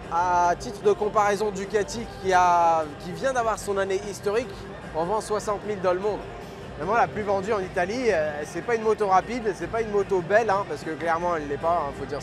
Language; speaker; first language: French; native; French